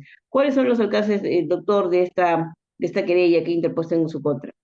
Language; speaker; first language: Spanish; native; Spanish